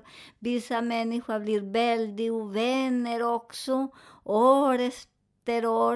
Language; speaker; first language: Swedish; non-native, learner; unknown